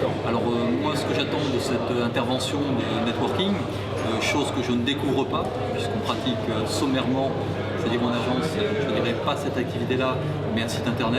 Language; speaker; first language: French; native; French